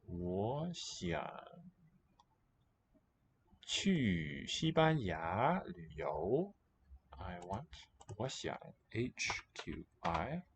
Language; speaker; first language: Chinese; non-native, learner; English